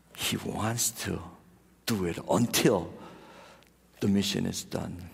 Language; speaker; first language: English; non-native, fluent; Korean